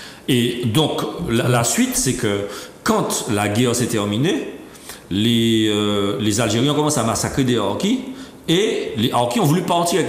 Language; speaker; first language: French; native; French